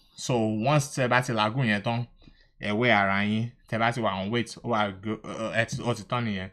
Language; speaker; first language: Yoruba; early bilingual, heritage; Yoruba